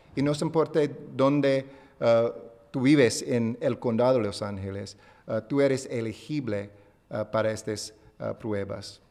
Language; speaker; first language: Spanish; non-native, fluent; English